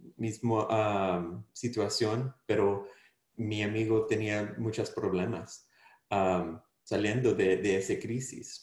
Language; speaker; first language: Spanish; non-native, fluent; English